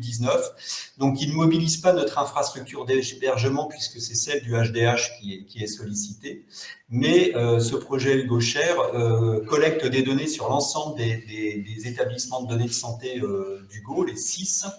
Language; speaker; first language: French; native; French